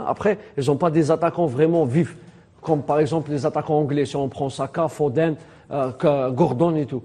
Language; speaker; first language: French; non-native, local second language; Arabic